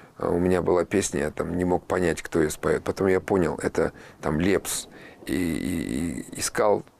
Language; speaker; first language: Russian; native; Russian